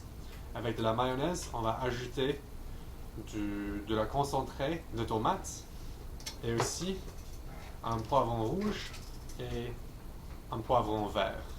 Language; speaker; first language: French; non-native, learner; English